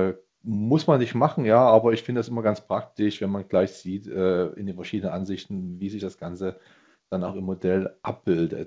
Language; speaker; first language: German; native; German